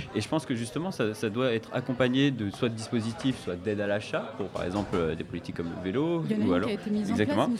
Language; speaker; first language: French; native; French